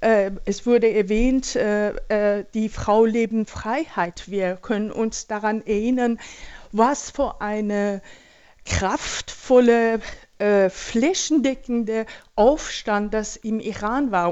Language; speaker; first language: German; non-native, fluent; Persian